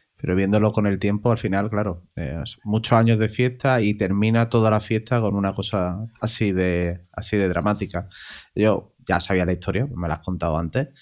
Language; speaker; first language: Spanish; native; Spanish